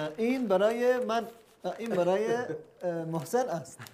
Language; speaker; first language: Persian; non-native, learner; Arabic